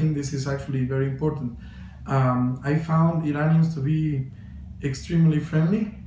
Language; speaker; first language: English; non-native, fluent; Spanish